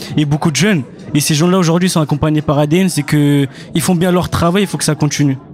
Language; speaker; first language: French; early bilingual, other home language; Arabic